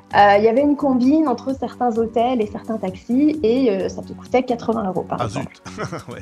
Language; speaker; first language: French; native; French